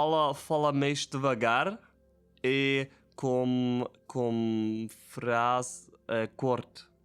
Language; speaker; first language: Portuguese; non-native, learner; German